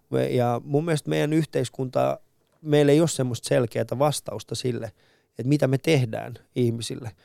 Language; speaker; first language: Finnish; early bilingual, other home language; Persian